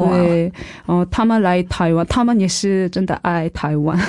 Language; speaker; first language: Chinese; non-native, fluent; Korean